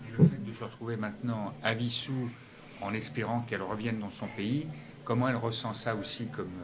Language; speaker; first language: French; native; French